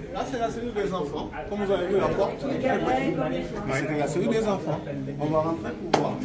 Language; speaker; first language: French; non-native, local second language; Wolof